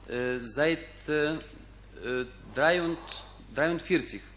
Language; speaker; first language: German; non-native, fluent; Ukrainian